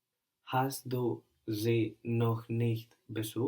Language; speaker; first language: German; non-native, learner; English